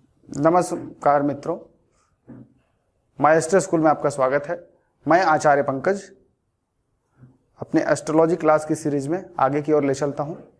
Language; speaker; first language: Hindi; native; Hindi